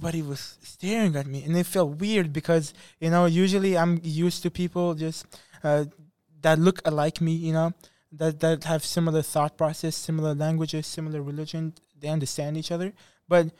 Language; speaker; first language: English; non-native, fluent; Persian